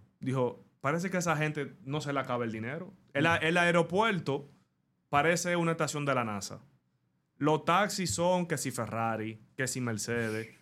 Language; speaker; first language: Spanish; native; Spanish